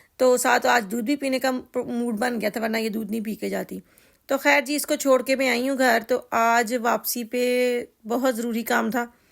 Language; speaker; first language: Urdu; native; Urdu